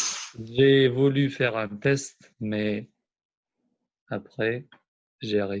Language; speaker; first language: French; non-native, fluent; Albanian